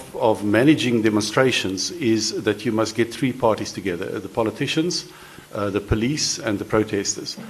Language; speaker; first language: English; non-native, local second language; Afrikaans